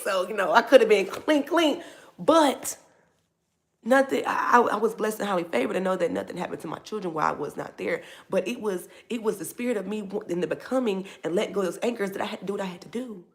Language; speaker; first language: English; native; English